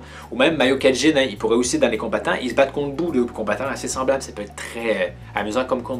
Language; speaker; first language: French; native; French